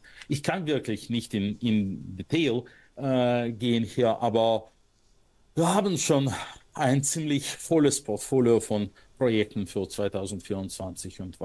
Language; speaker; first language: German; non-native, fluent; Russian